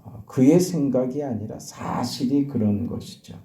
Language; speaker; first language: Korean; native; Korean